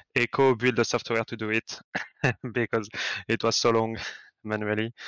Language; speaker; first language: English; non-native, fluent; French